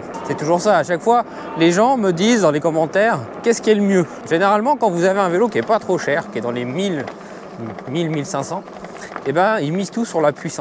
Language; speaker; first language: French; native; French